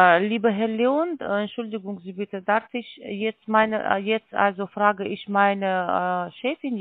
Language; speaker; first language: German; non-native, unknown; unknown